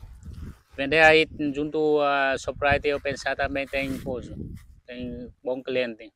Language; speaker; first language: Portuguese; non-native, learner; Vietnamese